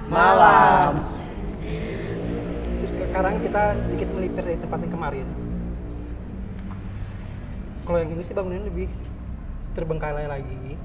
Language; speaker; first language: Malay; non-native, local second language; Sundanese